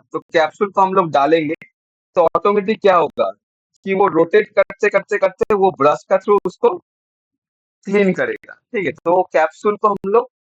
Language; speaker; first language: Hindi; non-native, local second language; Bangla